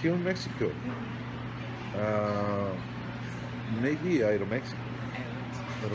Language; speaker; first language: English; non-native, learner; Spanish